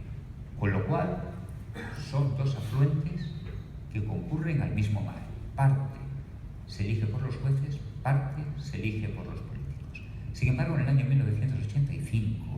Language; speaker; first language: Spanish; native; Spanish